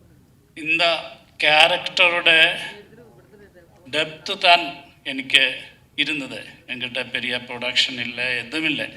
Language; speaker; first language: Tamil; non-native, learner; Malayalam